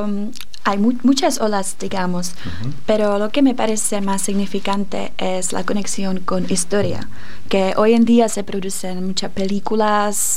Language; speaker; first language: Spanish; non-native, fluent; Czech